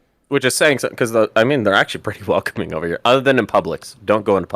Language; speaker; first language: English; native; English